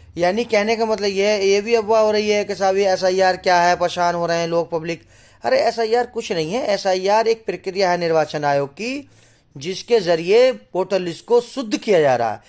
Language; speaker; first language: Hindi; native; Hindi